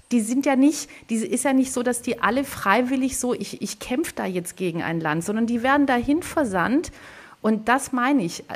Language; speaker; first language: German; early bilingual, other home language; Greek